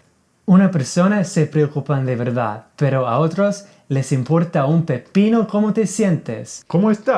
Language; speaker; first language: Spanish; non-native, fluent; English